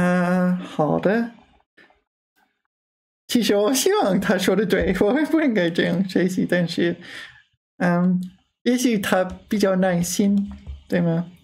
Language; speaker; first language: Chinese; non-native, learner; English